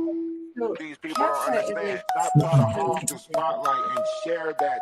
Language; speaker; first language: English; native; English